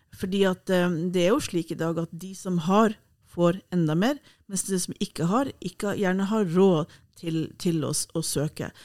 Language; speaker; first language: Norwegian; native; Norwegian